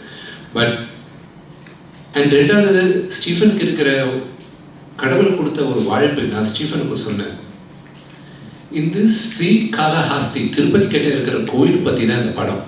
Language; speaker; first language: Tamil; non-native, local second language; Telugu